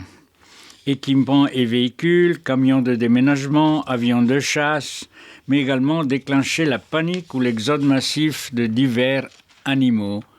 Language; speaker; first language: French; native; French